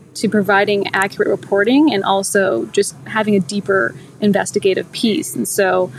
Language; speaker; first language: English; native; English